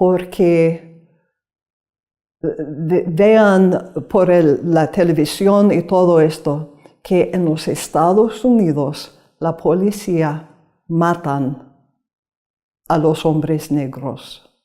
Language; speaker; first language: Spanish; non-native, learner; English